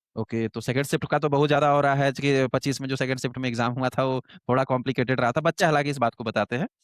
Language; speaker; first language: Hindi; native; Hindi